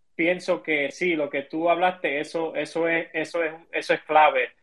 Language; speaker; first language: Spanish; early bilingual, heritage; Spanish